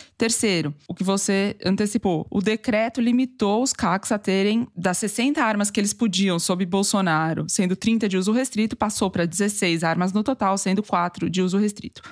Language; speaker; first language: Portuguese; native; Portuguese